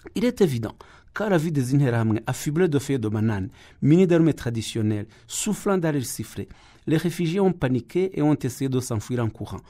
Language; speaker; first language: French; non-native, local second language; Kinyarwanda